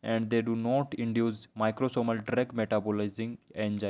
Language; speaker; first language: English; non-native, local second language; Hindi